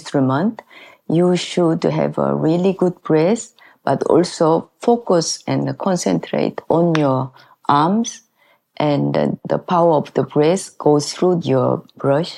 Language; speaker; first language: English; non-native, learner; Korean